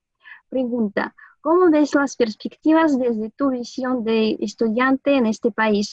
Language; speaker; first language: Spanish; non-native, fluent; Russian